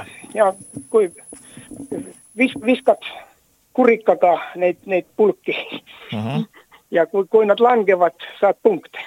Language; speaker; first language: Estonian; non-native, learner; Finnish